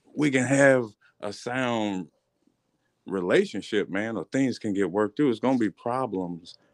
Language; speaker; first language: English; native; English